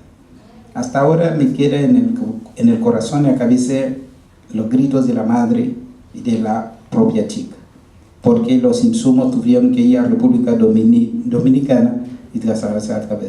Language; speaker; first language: Spanish; non-native, fluent; Haitian Creole